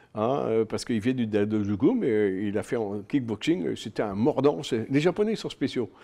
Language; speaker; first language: French; native; French